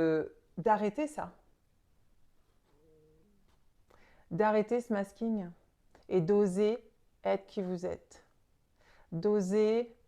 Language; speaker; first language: French; native; French